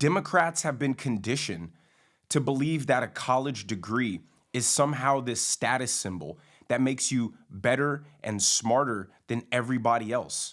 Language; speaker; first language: English; native; English